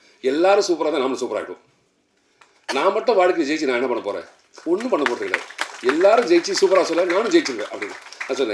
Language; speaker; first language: Tamil; native; Tamil